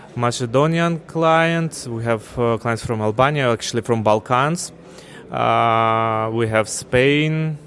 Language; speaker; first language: English; non-native, fluent; Ukrainian